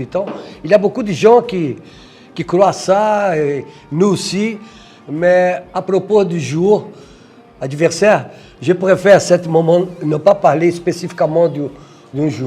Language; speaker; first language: French; non-native, fluent; Portuguese